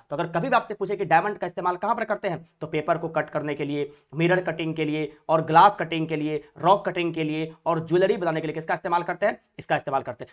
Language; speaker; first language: Hindi; native; Hindi